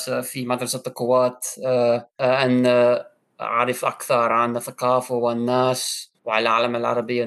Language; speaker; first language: Arabic; non-native, learner; English